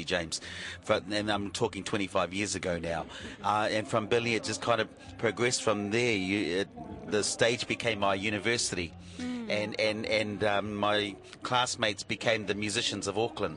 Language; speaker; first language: English; native; English